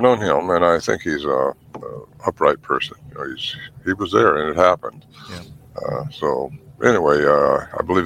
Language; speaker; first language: English; native; English